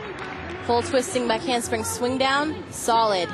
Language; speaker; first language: English; native; English